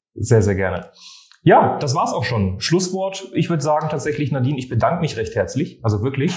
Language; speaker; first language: German; non-native, fluent; French